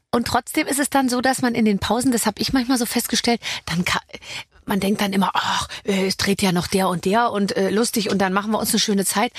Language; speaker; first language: German; native; German